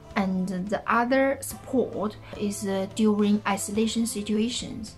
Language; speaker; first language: English; non-native, fluent; Chinese